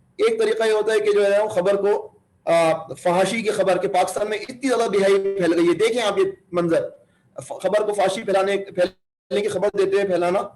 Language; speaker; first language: Urdu; native; Urdu